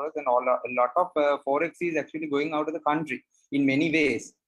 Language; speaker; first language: English; non-native, local second language; Sinhala